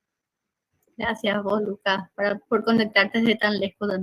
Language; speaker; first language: Spanish; native; Spanish